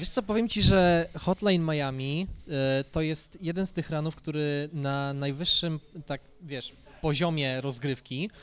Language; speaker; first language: Polish; native; Polish